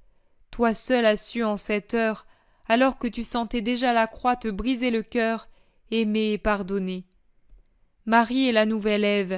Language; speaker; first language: French; native; French